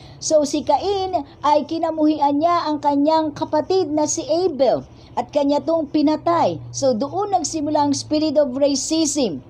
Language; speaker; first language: Filipino; native; Filipino